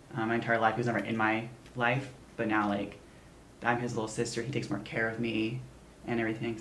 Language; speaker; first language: English; native; English